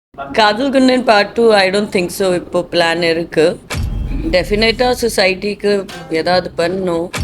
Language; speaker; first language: Tamil; non-native, fluent; Hindi